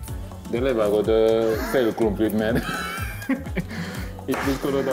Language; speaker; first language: Hungarian; non-native, learner; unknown